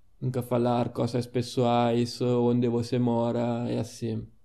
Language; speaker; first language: Portuguese; non-native, fluent; Italian